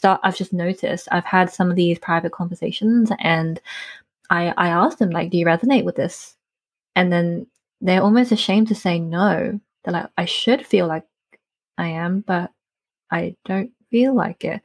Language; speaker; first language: English; native; English